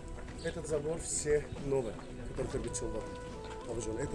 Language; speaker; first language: Russian; non-native, learner; Arabic